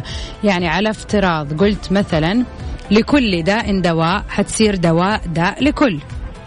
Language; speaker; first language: Arabic; native; Arabic